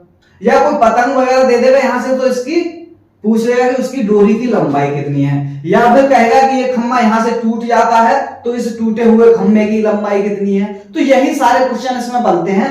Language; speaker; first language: Hindi; native; Hindi